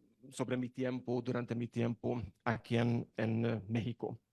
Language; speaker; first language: Spanish; non-native, learner; Hungarian